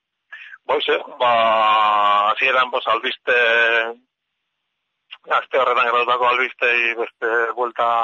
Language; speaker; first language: Basque; native; Basque